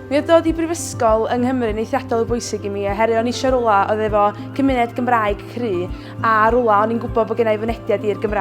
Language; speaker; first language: Welsh; native; Welsh